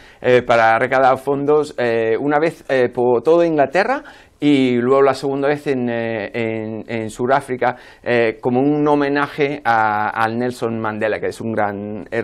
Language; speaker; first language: Spanish; non-native, fluent; English